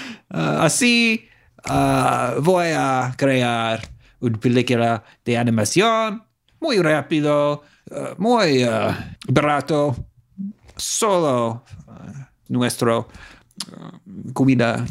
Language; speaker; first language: Spanish; non-native, learner; English